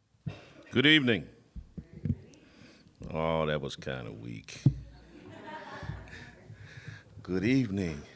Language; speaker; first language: English; native; English